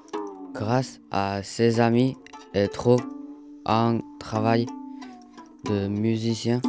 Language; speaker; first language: French; non-native, learner; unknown